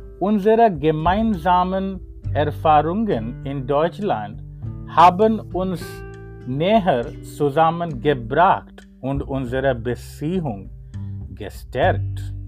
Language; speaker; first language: German; non-native, learner; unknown